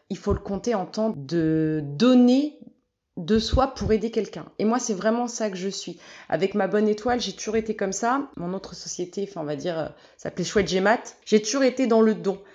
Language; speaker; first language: French; native; French